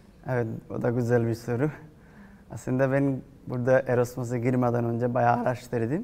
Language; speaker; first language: Turkish; non-native, fluent; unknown